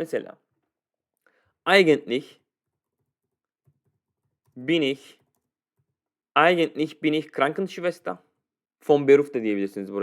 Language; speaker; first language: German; non-native, fluent; Turkish